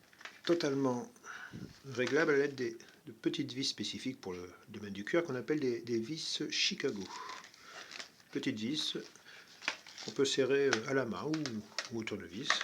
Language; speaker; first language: French; native; French